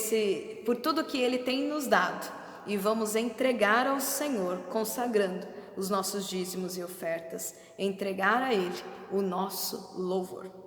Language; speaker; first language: Portuguese; native; Portuguese